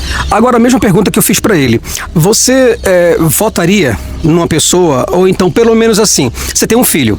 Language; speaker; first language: Portuguese; native; Portuguese